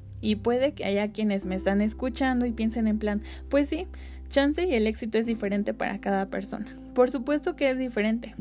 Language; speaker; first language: Spanish; native; Spanish